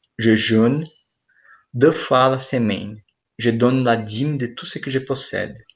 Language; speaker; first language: French; non-native, fluent; Portuguese